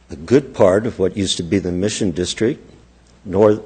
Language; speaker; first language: English; native; English